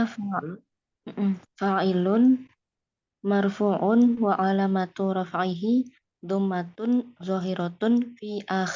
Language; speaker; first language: Arabic; non-native, learner; Indonesian